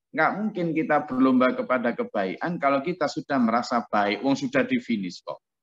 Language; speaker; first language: Indonesian; non-native, local second language; Javanese